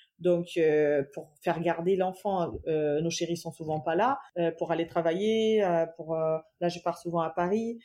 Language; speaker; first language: French; non-native, fluent; German